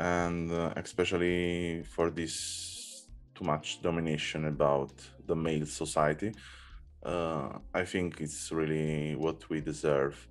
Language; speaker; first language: English; non-native, learner; Italian